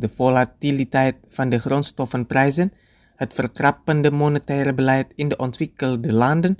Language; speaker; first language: Dutch; non-native, fluent; Indonesian